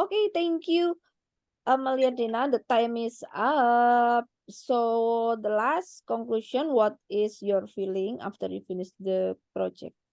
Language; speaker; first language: English; non-native, learner; Indonesian